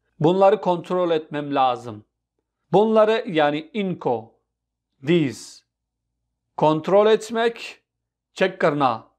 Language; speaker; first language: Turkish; non-native, fluent; Urdu